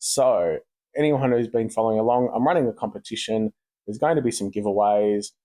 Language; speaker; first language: English; native; English